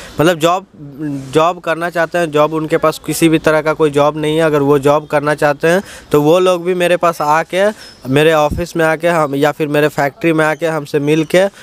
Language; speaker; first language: Hindi; native; Hindi